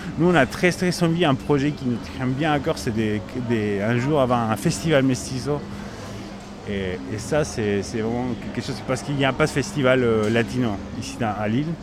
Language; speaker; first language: French; non-native, fluent; Spanish